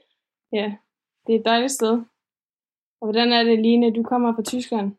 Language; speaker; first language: Danish; native; Danish